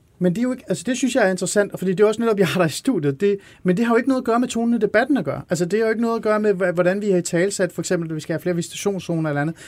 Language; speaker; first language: Danish; early bilingual, other home language; Persian